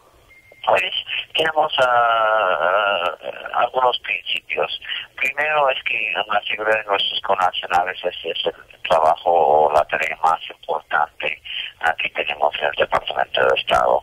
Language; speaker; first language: Spanish; non-native, fluent; English